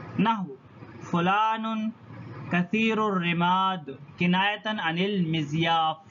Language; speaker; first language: Urdu; non-native, local second language; Pashto